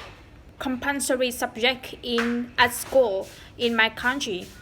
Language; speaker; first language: English; non-native, learner; Vietnamese